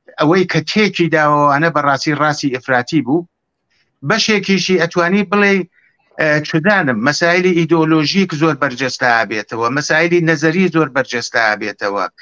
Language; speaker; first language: Central Kurdish; native; Central Kurdish